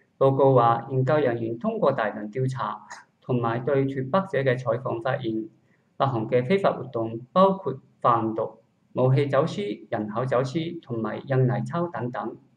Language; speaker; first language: Cantonese; non-native, learner; Japanese